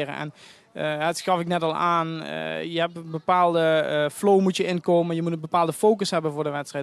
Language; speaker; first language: Dutch; native; Dutch